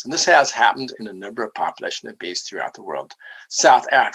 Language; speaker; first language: English; native; English